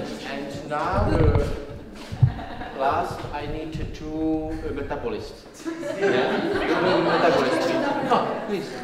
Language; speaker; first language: English; non-native, learner; Czech